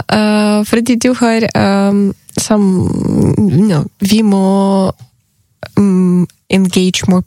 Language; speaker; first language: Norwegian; non-native, learner; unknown